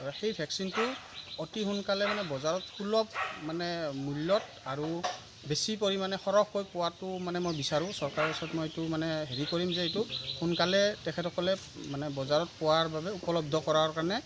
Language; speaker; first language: Assamese; native; Assamese